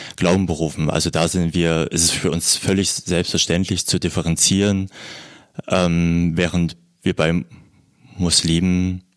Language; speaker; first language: German; native; German